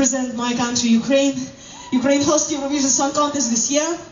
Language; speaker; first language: English; non-native, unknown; Ukrainian